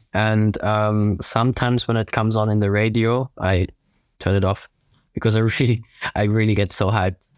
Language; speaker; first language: English; non-native, fluent; German